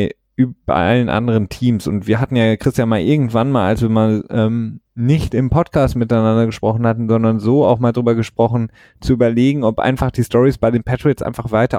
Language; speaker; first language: German; native; German